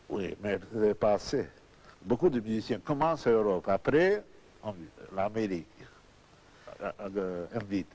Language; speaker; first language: French; non-native, learner; Russian